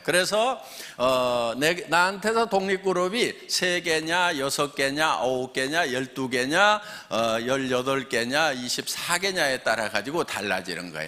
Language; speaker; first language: Korean; native; Korean